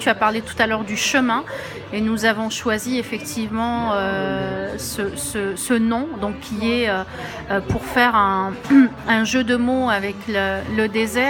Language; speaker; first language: French; native; French